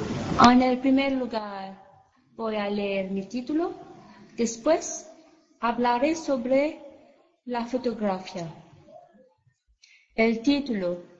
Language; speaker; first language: Spanish; non-native, learner; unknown